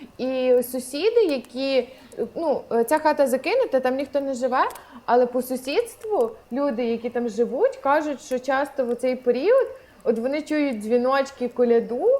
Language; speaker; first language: Ukrainian; native; Ukrainian